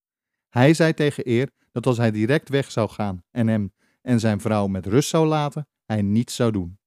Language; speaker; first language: Dutch; native; Dutch